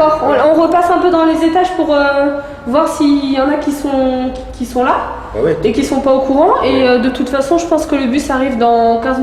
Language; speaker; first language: French; native; French